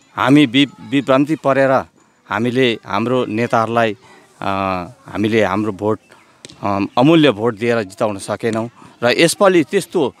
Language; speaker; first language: Nepali; native; Nepali